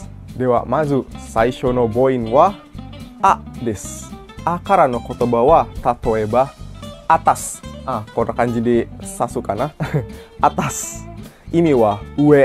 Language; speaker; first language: Japanese; non-native, fluent; Indonesian